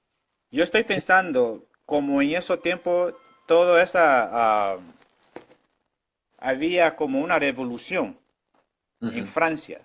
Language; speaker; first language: Spanish; non-native, local second language; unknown